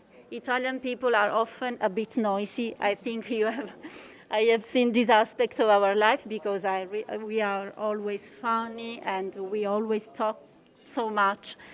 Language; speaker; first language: English; non-native, fluent; Italian